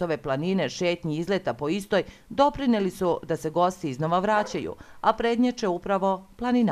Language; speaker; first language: Serbian; native; Serbian